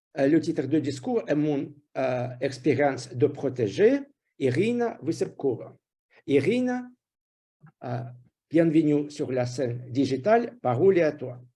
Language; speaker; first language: French; non-native, fluent; Russian